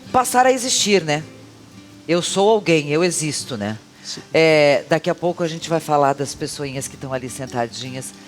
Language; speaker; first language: Portuguese; native; Portuguese